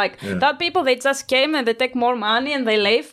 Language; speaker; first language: English; non-native, learner; Greek